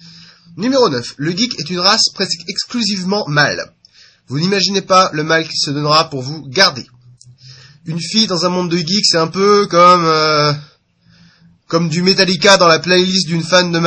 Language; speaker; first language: French; native; French